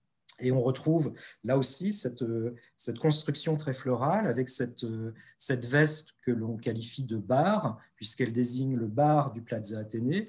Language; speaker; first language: French; native; French